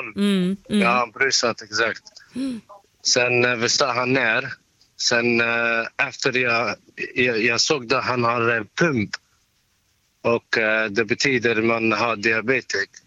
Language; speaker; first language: Swedish; non-native, learner; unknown